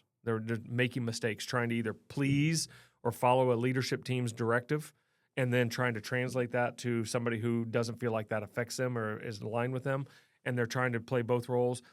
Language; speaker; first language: English; native; English